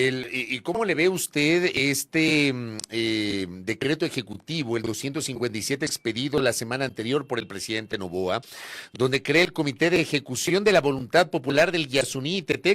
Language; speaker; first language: Spanish; native; Spanish